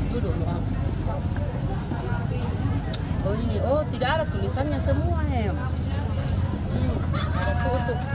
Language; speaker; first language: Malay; non-native, local second language; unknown